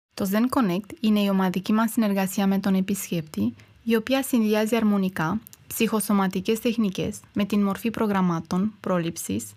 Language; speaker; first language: Greek; non-native, fluent; Romanian